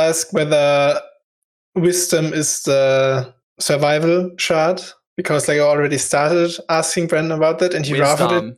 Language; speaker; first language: English; non-native, fluent; German